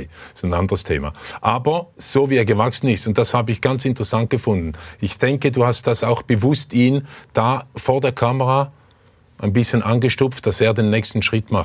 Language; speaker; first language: German; native; German